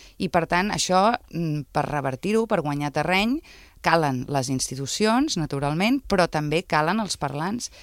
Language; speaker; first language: Catalan; native; Catalan